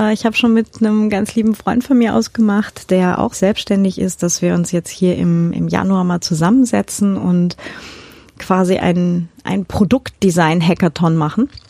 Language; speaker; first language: German; native; German